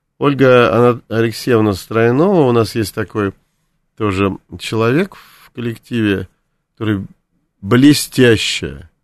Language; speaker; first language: Russian; native; Russian